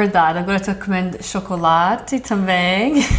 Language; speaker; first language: Portuguese; early bilingual, heritage; Portuguese